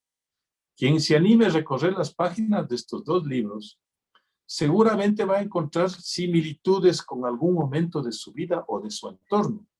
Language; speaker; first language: Spanish; native; Spanish